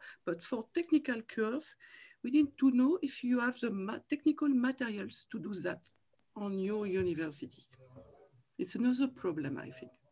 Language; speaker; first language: English; non-native, learner; French